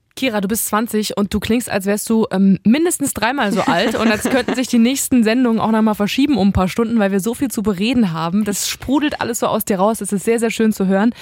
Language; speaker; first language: German; native; German